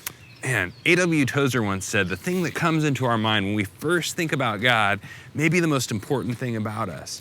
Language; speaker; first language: English; native; English